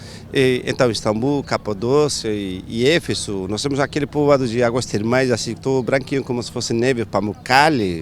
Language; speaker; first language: Portuguese; non-native, fluent; Turkish